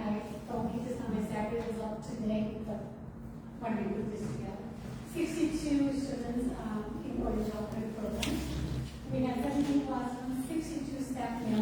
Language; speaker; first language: English; non-native, fluent; Portuguese